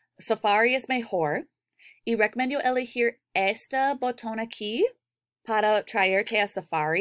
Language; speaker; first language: Spanish; non-native, learner; English